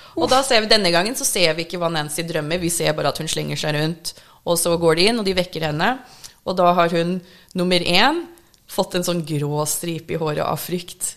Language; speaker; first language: Norwegian; early bilingual, other home language; English